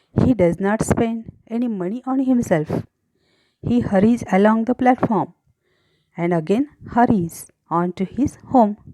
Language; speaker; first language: English; non-native, local second language; Marathi